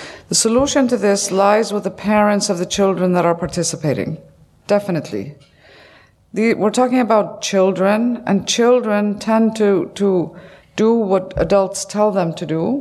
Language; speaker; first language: English; non-native, fluent; Icelandic